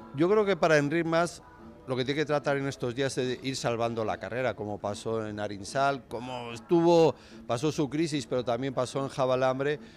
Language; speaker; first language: Spanish; native; Spanish